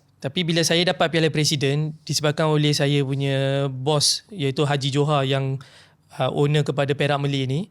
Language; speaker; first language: Malay; non-native, local second language; Tamil